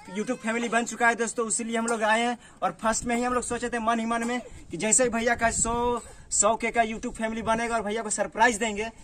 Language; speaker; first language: Hindi; native; Hindi